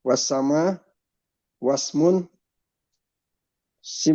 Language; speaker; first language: Arabic; non-native, learner; Indonesian